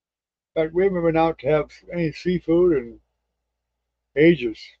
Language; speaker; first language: English; native; English